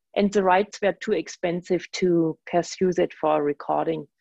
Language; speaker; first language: English; non-native, fluent; German